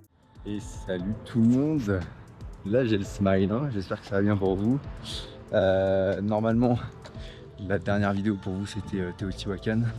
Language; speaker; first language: French; native; French